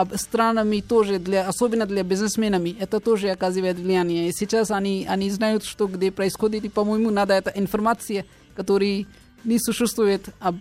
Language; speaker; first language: Russian; non-native, learner; Hindi